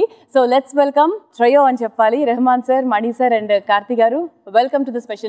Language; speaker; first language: Telugu; native; Telugu